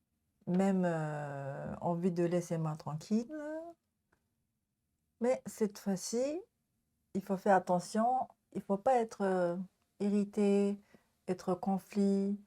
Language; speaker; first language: French; non-native, learner; Japanese